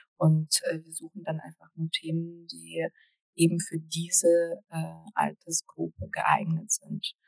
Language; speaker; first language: German; early bilingual, other home language; Russian